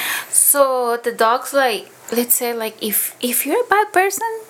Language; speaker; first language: English; non-native, fluent; Spanish